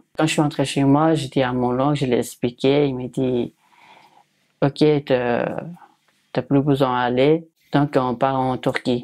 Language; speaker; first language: French; non-native, learner; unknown